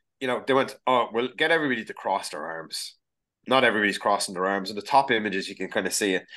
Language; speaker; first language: English; native; English